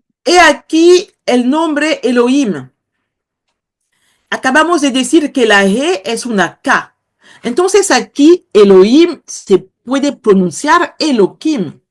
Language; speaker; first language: Spanish; non-native, fluent; Kongo